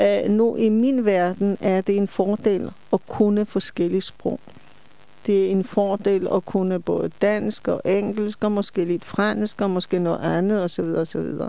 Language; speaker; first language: Danish; non-native, fluent; Polish